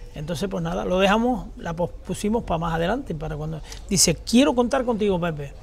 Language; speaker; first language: Spanish; native; Spanish